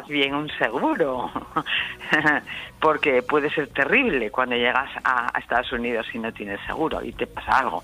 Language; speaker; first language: Spanish; native; Spanish